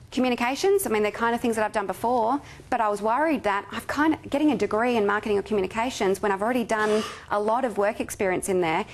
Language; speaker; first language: English; native; English